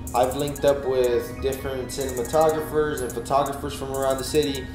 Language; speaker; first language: English; early bilingual, other home language; Spanish